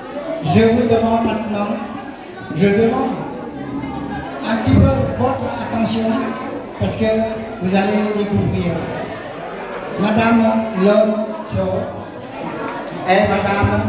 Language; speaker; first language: French; non-native, fluent; Khmer